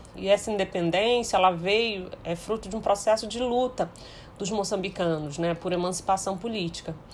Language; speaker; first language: Portuguese; early bilingual, heritage; Portuguese